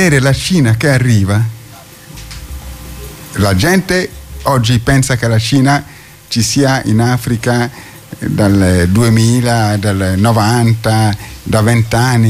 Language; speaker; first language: Italian; non-native, fluent; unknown